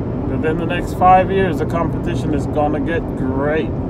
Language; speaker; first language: English; native; English